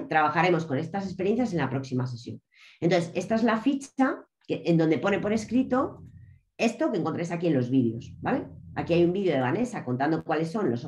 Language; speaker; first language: Spanish; native; Spanish